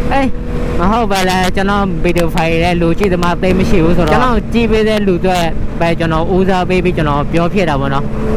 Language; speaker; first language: Burmese; non-native, learner; Thai